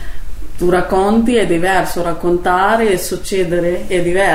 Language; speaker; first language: Italian; non-native, learner; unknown